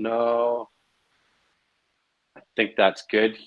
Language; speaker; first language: English; native; English